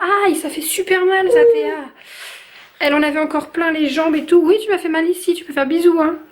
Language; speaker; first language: French; native; French